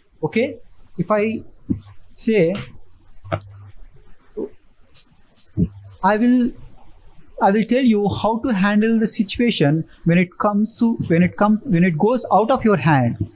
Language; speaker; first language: English; non-native, local second language; Telugu